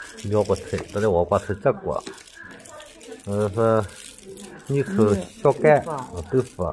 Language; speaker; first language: Chinese; native; Chinese